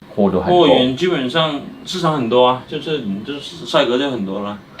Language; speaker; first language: Chinese; native; Chinese